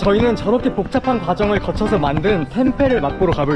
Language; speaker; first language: Korean; native; Korean